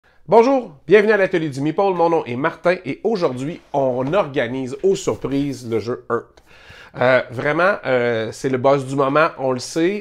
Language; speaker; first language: French; native; French